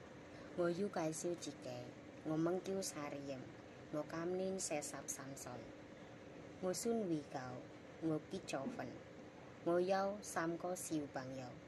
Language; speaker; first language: Cantonese; non-native, learner; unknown